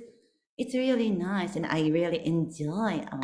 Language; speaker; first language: English; non-native, learner; Japanese